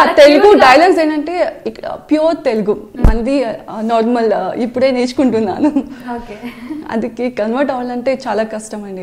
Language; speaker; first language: Telugu; non-native, learner; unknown